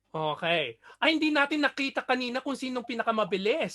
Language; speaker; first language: Filipino; native; Filipino